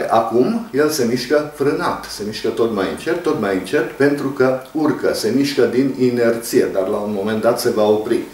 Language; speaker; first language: Romanian; native; Romanian